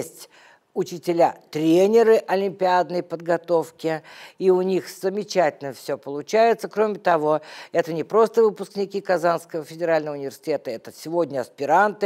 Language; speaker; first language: Russian; native; Russian